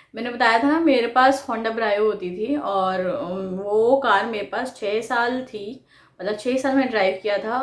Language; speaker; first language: Hindi; non-native, local second language; Bangla